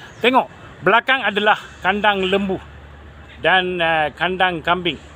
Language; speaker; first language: Malay; non-native, local second language; Tamil